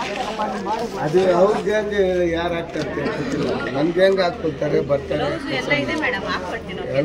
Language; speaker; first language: Kannada; non-native, local second language; Tamil